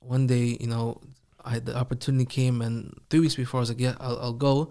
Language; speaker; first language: English; early bilingual, other home language; Persian